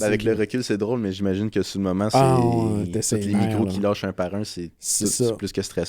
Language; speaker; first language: French; native; French